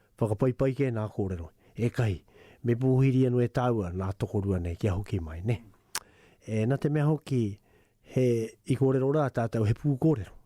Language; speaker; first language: Māori; native; Māori